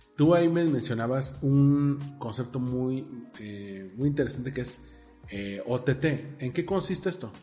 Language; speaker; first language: Spanish; native; Spanish